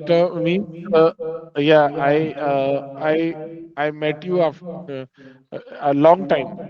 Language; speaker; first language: English; non-native, local second language; Hindi